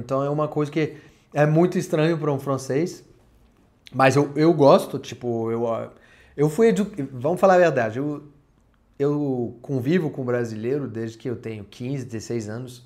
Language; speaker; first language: Portuguese; non-native, fluent; French